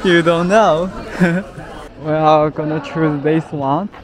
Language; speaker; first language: English; non-native, local second language; Chinese